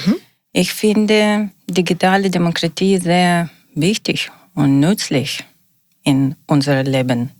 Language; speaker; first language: German; non-native, learner; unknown